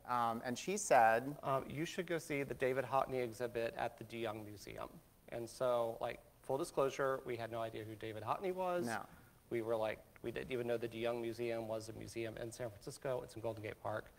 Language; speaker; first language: English; native; English